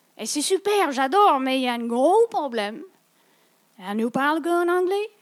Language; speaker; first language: French; non-native, local second language; English